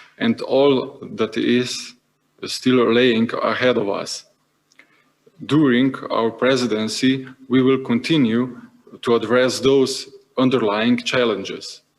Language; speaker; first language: English; non-native, fluent; Slovenian